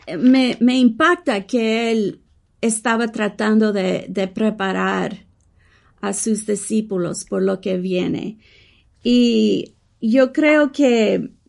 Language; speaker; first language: Spanish; early bilingual, heritage; English